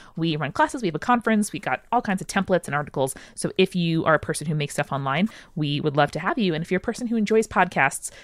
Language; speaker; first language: English; native; English